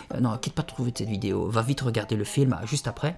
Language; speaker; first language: French; native; French